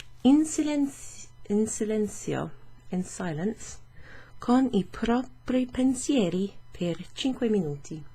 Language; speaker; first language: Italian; non-native, fluent; English